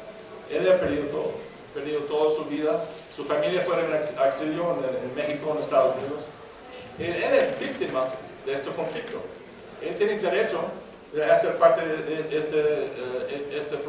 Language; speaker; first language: Spanish; non-native, fluent; English